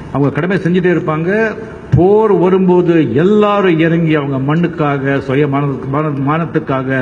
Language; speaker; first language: Tamil; non-native, local second language; Marathi